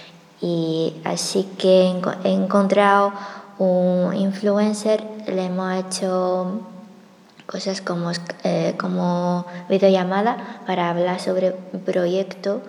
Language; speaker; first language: Spanish; non-native, fluent; Chinese